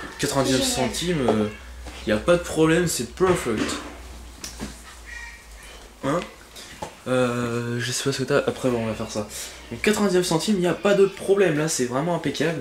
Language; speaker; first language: French; native; French